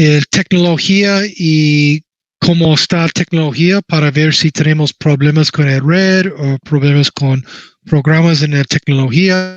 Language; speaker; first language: Spanish; non-native, learner; English